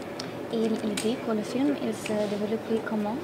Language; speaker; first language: French; non-native, fluent; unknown